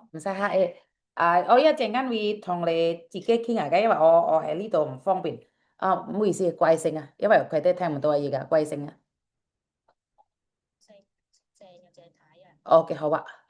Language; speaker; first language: Cantonese; non-native, fluent; Javanese